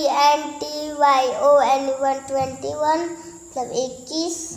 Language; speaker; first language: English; non-native, learner; Hindi